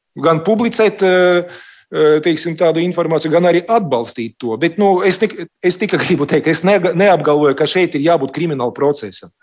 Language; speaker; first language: Latvian; non-native, local second language; Russian